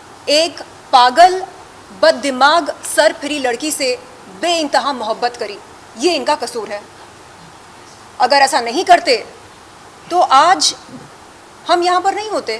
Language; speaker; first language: Hindi; native; Hindi